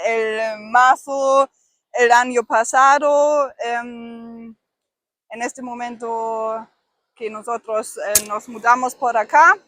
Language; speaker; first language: Spanish; non-native, fluent; German